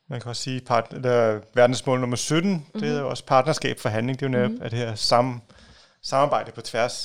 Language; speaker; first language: Danish; native; Danish